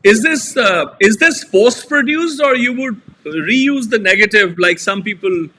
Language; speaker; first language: English; non-native, local second language; Punjabi